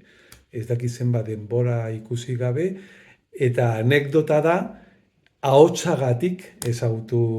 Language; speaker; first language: Basque; non-native, local second language; Spanish